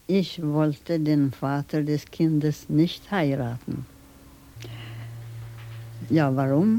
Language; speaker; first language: German; non-native, fluent; Swedish